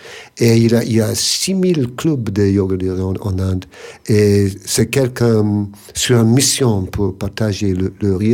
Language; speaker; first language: French; non-native, fluent; English